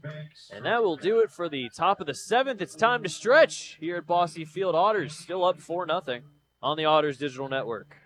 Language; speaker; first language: English; native; English